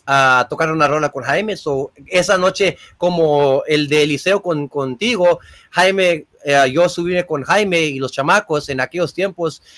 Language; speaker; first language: Spanish; early bilingual, other home language; English